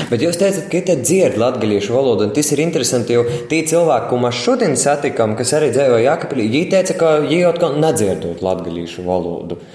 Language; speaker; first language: Latvian; native; Latvian